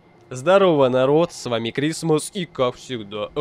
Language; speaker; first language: Russian; native; Russian